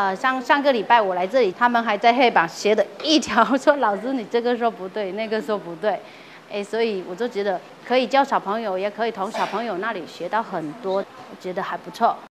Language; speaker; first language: Chinese; non-native, fluent; Vietnamese